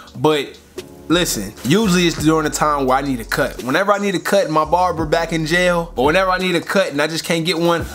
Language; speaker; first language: English; native; English